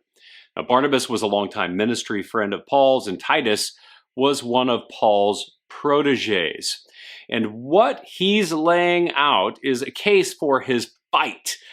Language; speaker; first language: English; native; English